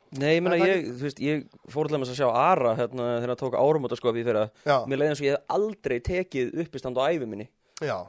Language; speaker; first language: Icelandic; early bilingual, heritage; Icelandic